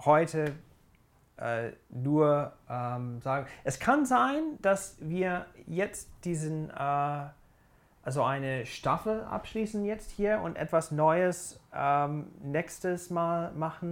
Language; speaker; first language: German; non-native, fluent; English